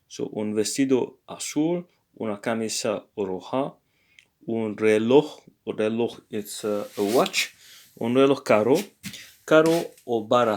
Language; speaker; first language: Spanish; non-native, learner; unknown